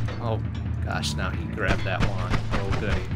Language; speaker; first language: English; native; English